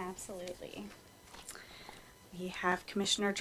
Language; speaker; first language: English; native; English